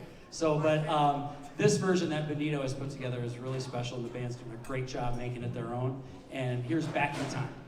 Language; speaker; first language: English; native; English